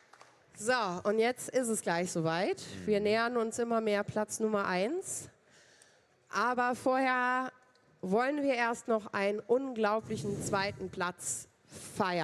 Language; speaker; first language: German; native; German